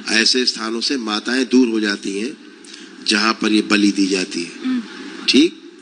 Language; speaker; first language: Hindi; native; Hindi